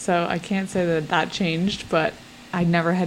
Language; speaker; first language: English; native; English